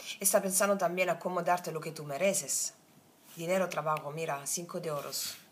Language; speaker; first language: Spanish; non-native, fluent; Italian